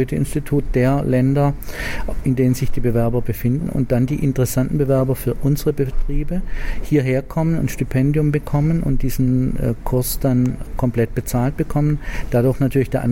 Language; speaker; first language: German; native; German